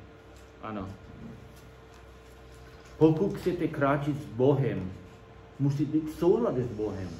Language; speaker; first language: Czech; non-native, learner; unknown